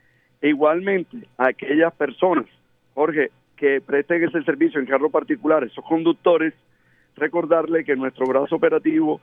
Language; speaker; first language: Spanish; native; Spanish